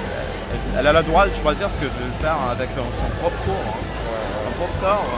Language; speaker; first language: French; non-native, fluent; English